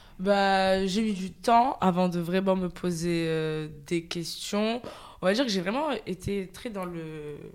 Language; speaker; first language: French; native; French